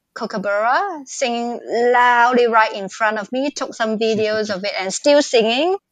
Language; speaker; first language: English; non-native, local second language; Cantonese